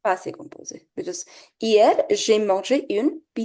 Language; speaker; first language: French; non-native, fluent; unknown